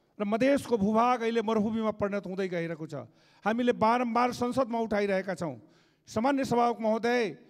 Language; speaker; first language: Nepali; non-native, local second language; Maithili